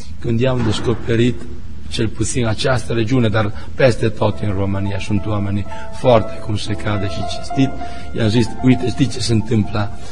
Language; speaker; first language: Romanian; non-native, fluent; Italian